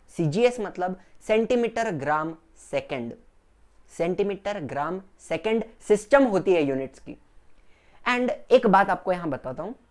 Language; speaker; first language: Hindi; non-native, local second language; Gujarati